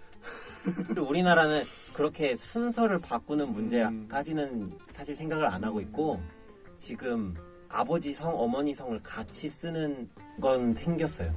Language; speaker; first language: Korean; native; Korean